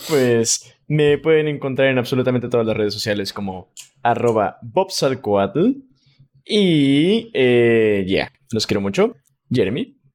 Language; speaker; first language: Spanish; native; Spanish